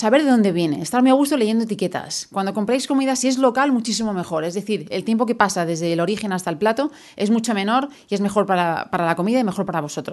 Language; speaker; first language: Spanish; native; Spanish